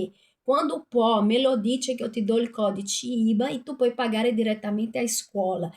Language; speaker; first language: Italian; non-native, fluent; Portuguese